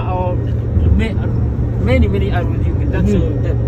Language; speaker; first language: English; non-native, learner; Indonesian